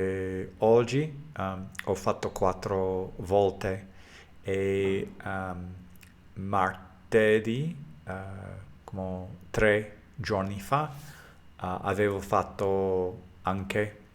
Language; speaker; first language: Italian; non-native, learner; English